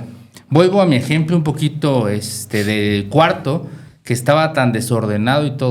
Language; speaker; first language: Spanish; native; Spanish